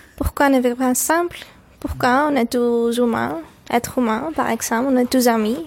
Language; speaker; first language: French; non-native, learner; Greek